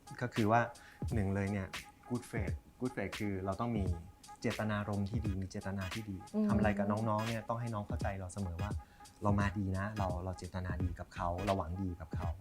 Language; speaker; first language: Thai; native; Thai